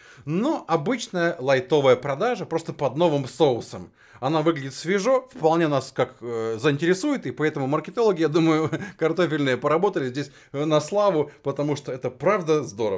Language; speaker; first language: Russian; native; Russian